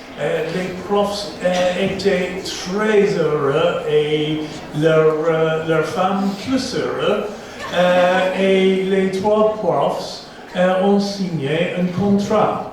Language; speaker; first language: French; non-native, fluent; English